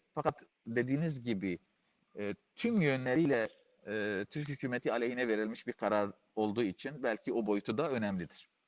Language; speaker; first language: Turkish; native; Turkish